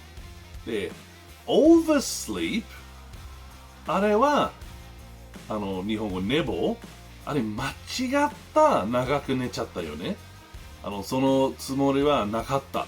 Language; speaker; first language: Japanese; non-native, learner; English